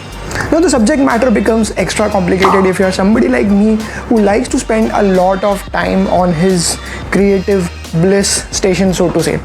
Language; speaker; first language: English; non-native, local second language; Hindi